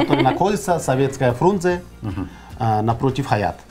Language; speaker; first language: Russian; non-native, fluent; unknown